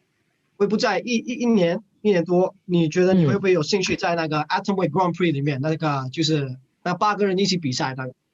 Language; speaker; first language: Chinese; non-native, learner; English